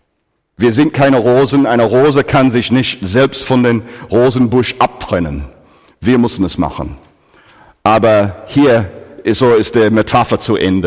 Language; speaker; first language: German; non-native, fluent; English